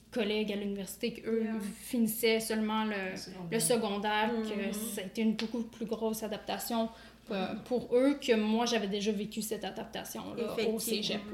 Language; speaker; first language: French; native; French